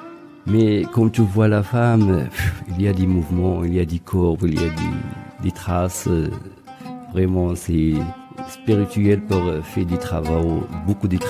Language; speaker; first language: French; non-native, local second language; Arabic